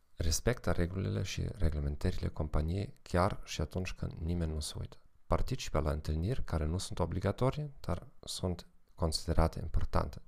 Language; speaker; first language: Romanian; non-native, learner; German